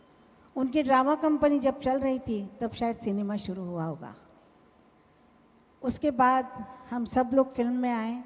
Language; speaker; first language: Hindi; non-native, local second language; Marathi